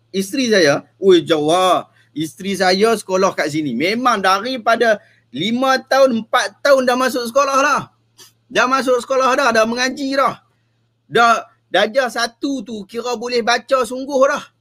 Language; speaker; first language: Malay; native; Malay